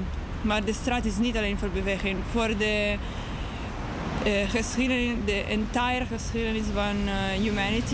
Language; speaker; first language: Dutch; non-native, learner; English